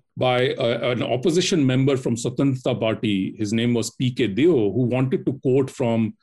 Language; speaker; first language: English; non-native, local second language; Hindi